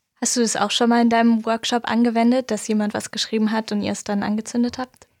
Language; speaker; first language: German; native; German